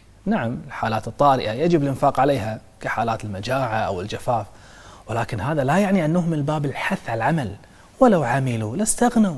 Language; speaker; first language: Arabic; native; Arabic